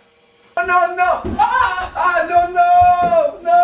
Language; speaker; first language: Spanish; non-native, learner; English